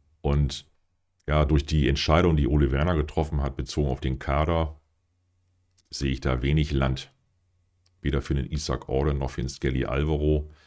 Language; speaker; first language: German; native; German